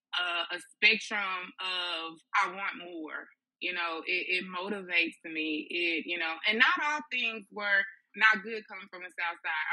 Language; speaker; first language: English; native; English